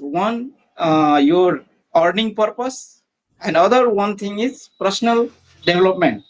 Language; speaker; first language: English; non-native, learner; Maithili